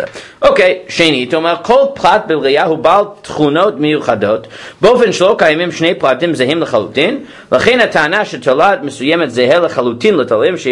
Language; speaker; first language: Hebrew; non-native, fluent; English